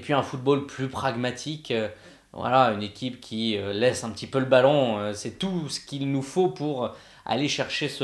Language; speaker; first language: French; native; French